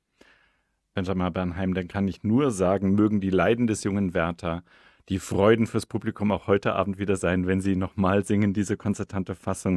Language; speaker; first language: German; native; German